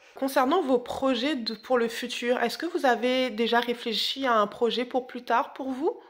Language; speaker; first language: French; native; French